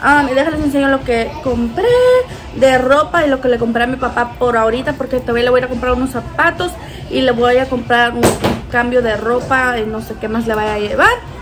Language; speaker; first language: Spanish; early bilingual, heritage; Spanish